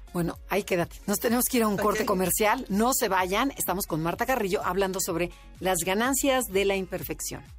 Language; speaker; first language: Spanish; native; Spanish